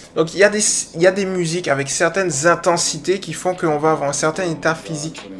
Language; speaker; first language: French; native; French